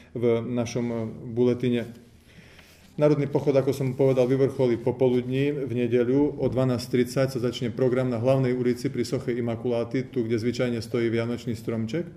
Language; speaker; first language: Slovak; native; Slovak